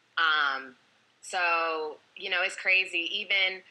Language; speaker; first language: English; native; English